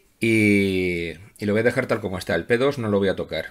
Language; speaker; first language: Spanish; native; Spanish